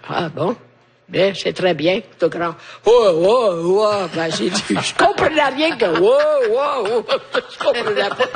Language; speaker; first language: French; non-native, fluent; Italian